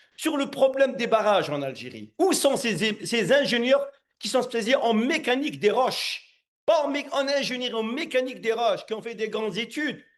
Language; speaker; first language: French; non-native, local second language; Arabic